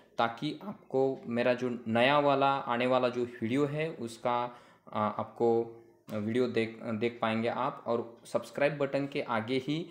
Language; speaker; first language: Hindi; non-native, local second language; Marathi